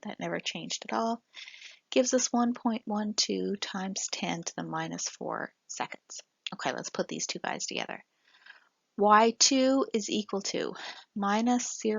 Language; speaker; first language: English; native; English